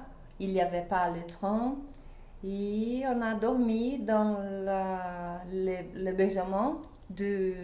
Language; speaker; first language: French; non-native, fluent; Portuguese